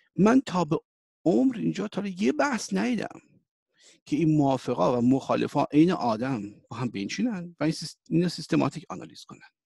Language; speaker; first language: Persian; early bilingual, heritage; Persian